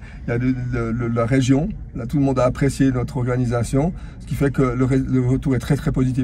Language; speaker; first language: French; native; French